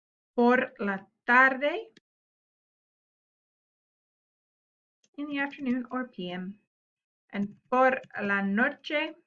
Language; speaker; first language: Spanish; non-native, learner; English